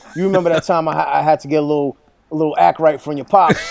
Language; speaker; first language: English; early bilingual, other home language; Spanish